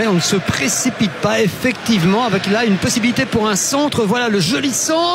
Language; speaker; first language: French; native; French